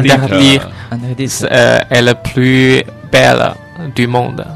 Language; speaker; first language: French; non-native, learner; Chinese